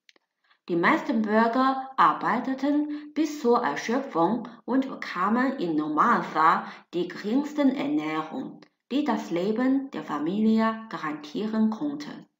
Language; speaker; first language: German; non-native, fluent; Chinese